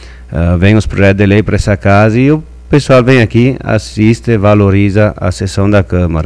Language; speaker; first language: Portuguese; native; Portuguese